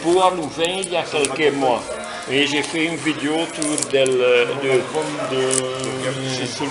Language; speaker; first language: French; non-native, local second language; Dutch